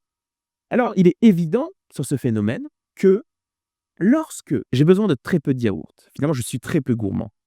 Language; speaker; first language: French; native; French